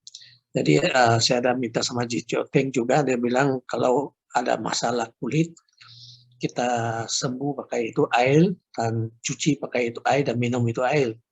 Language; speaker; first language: Indonesian; non-native, local second language; Chinese